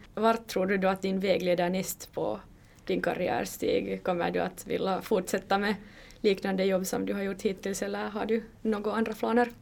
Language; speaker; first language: Swedish; native; Swedish